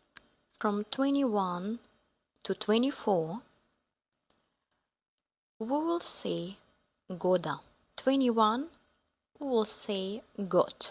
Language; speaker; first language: English; non-native, fluent; Russian